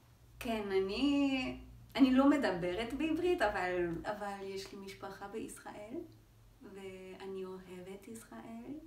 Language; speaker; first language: Hebrew; non-native, learner; French